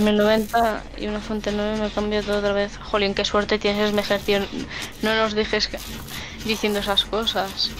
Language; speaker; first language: Spanish; native; Spanish